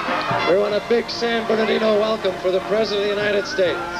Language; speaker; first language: English; native; English